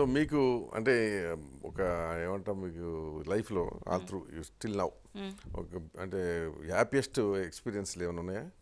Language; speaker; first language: Telugu; native; Telugu